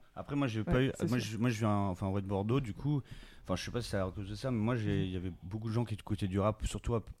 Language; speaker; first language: French; native; French